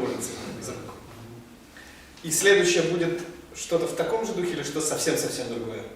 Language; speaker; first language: Russian; native; Russian